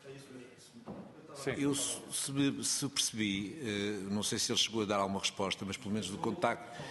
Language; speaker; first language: Portuguese; native; Portuguese